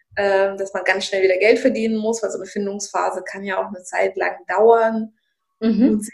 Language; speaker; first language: German; early bilingual, other home language; Russian